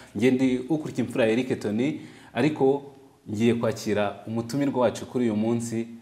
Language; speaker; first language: Kinyarwanda; native; Kinyarwanda